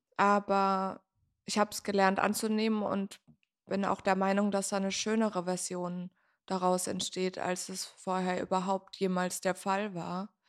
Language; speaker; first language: German; native; German